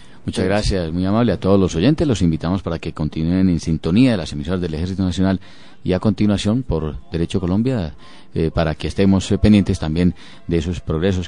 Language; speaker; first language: Spanish; native; Spanish